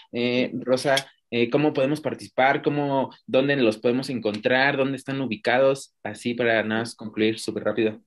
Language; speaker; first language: Spanish; native; Spanish